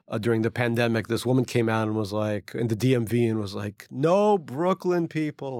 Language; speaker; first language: English; early bilingual, other home language; Russian